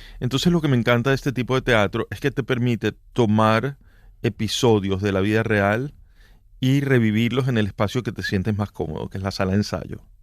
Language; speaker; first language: Spanish; native; Spanish